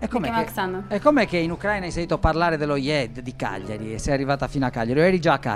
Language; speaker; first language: Italian; native; Italian